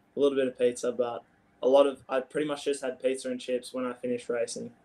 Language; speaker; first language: English; native; English